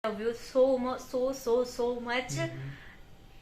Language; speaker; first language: English; non-native, learner; Hindi